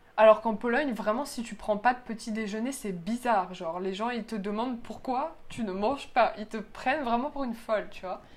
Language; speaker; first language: French; early bilingual, other home language; Polish